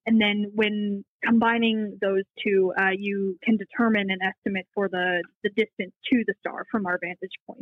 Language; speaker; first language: English; native; English